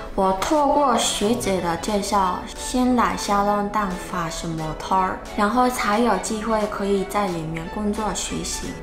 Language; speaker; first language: Chinese; non-native, fluent; Mongolian